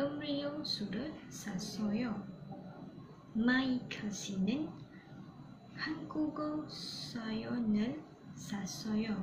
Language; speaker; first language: Korean; non-native, learner; Malay